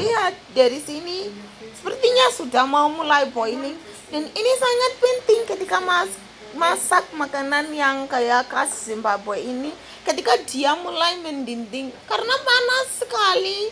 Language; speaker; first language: Indonesian; non-native, fluent; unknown